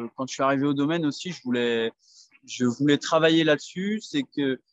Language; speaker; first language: French; native; French